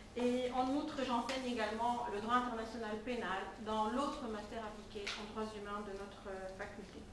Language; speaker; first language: French; non-native, local second language; Arabic